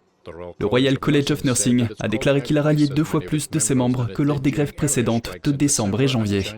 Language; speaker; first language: French; native; French